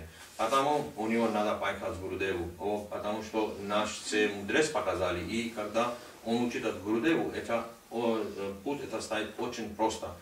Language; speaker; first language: Russian; non-native, learner; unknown